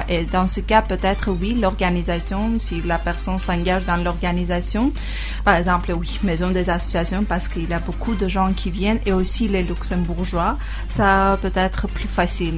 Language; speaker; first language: French; non-native, learner; Armenian